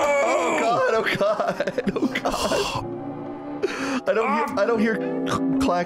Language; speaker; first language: English; native; English